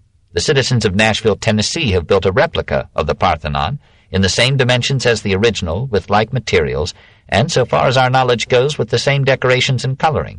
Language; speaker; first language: English; native; English